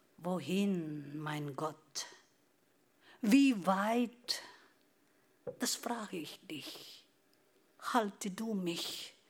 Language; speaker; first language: German; non-native, fluent; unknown